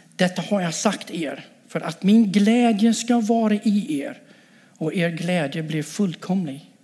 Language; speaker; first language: Swedish; non-native, fluent; English